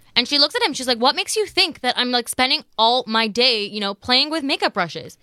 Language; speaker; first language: English; native; English